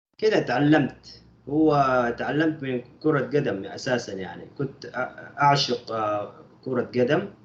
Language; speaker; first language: Arabic; non-native, local second language; Bangla